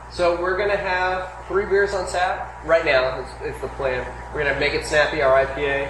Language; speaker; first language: English; native; English